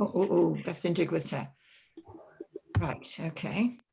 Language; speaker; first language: Welsh; non-native, learner; English